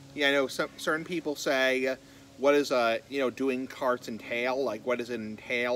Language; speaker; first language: English; native; English